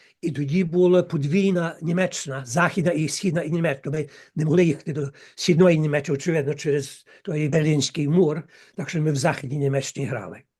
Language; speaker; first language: Ukrainian; early bilingual, heritage; Ukrainian